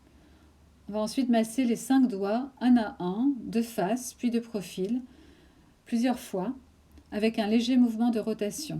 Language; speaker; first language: French; native; French